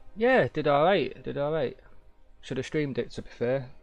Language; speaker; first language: English; native; English